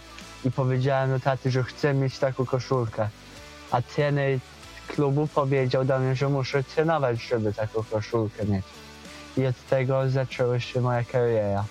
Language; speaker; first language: Polish; early bilingual, heritage; Polish